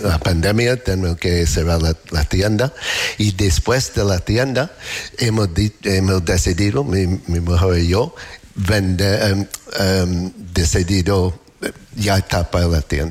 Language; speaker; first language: Spanish; non-native, learner; English